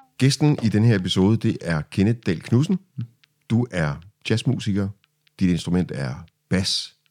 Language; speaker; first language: Danish; native; Danish